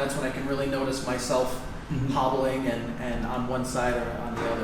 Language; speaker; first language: English; native; English